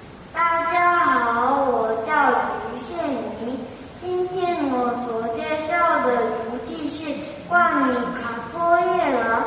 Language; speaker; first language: Chinese; non-native, learner; Korean